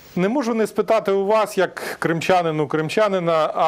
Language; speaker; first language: Ukrainian; native; Ukrainian